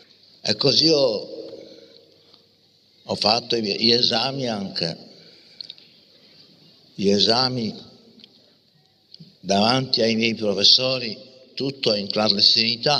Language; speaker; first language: Italian; non-native, fluent; Polish